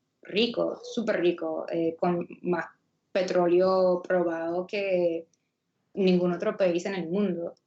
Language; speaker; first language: Spanish; non-native, fluent; English